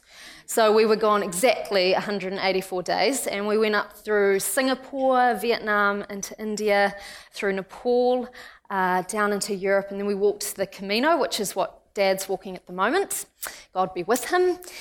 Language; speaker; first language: English; native; English